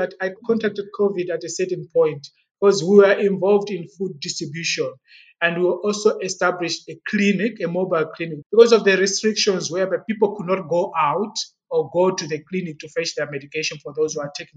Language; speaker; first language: English; non-native, local second language; Yao